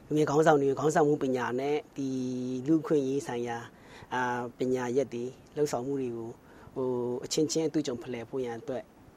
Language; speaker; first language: Burmese; non-native, local second language; Kachin